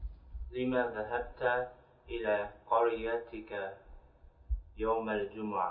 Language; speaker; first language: Arabic; non-native, learner; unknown